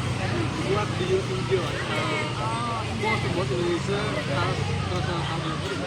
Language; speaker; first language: English; non-native, learner; Indonesian